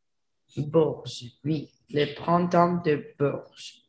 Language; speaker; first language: French; non-native, learner; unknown